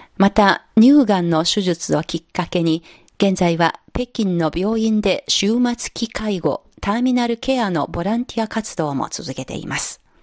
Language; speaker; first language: Japanese; non-native, fluent; Chinese